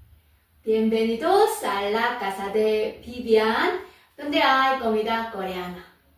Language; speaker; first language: Spanish; non-native, fluent; Korean